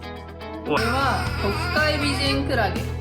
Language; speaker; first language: Japanese; native; Japanese